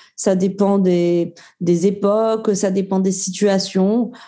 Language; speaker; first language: French; native; French